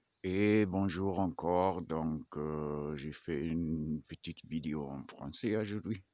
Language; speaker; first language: French; non-native, fluent; German